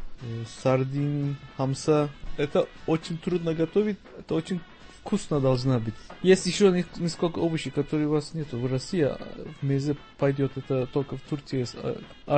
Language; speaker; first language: Russian; non-native, learner; Turkish